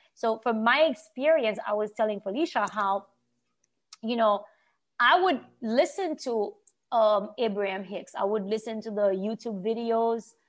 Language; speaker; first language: English; non-native, fluent; Haitian Creole